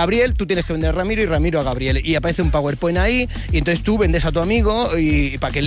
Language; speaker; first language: Spanish; native; Spanish